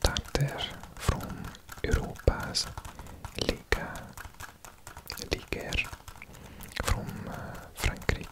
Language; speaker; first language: Swedish; non-native, learner; English